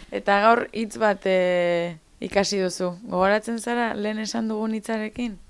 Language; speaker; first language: Basque; native; Basque